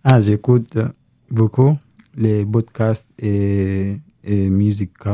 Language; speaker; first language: French; non-native, learner; Arabic